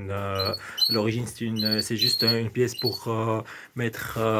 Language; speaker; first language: French; non-native, local second language; Arabic